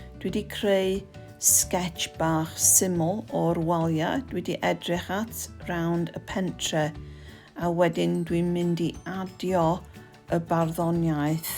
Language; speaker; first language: Welsh; non-native, learner; English